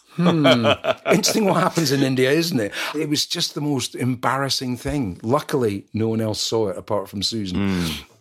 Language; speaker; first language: English; native; English